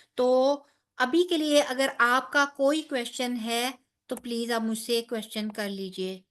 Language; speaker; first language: Urdu; non-native, local second language; Punjabi